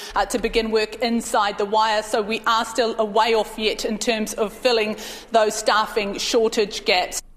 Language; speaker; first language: English; native; English